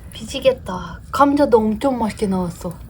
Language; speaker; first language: Korean; non-native, fluent; Ukrainian